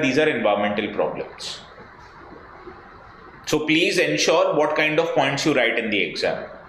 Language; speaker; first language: English; non-native, local second language; Hindi